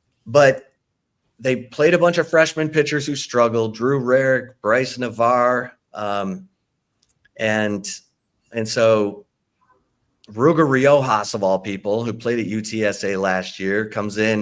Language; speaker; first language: English; native; English